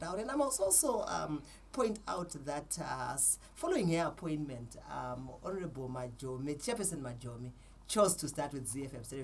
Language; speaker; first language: English; non-native, local second language; Shona